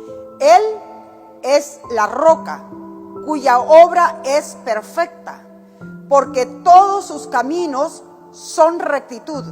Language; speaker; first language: Spanish; native; Spanish